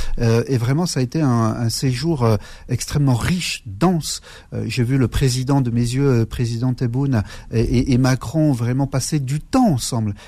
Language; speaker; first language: French; early bilingual, other home language; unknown